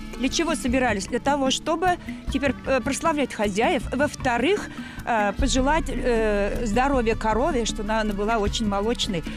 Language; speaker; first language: Russian; non-native, local second language; Chuvash